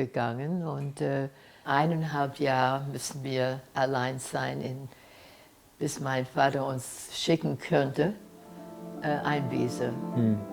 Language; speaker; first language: German; early bilingual, heritage; German